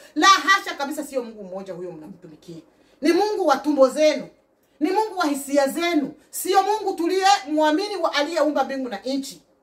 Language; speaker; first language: Swahili; native; Swahili